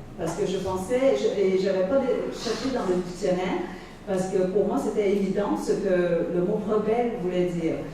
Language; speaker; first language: French; early bilingual, other home language; Vietnamese